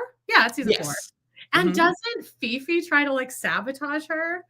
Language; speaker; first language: English; native; English